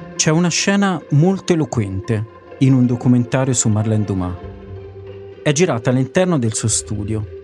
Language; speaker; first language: Italian; native; Italian